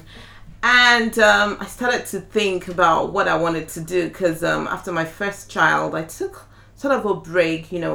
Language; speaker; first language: English; non-native, local second language; Yoruba